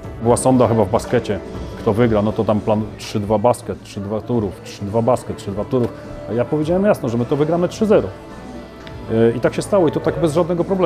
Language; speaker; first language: Polish; native; Polish